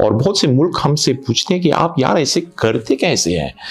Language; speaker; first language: Hindi; non-native, fluent; Morisyen